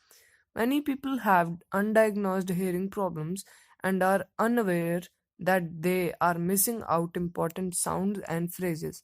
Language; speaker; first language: English; non-native, local second language; Hindi